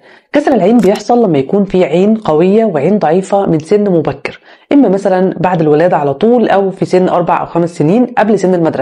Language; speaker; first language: Arabic; native; Arabic